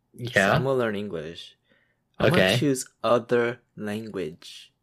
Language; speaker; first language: English; early bilingual, other home language; Korean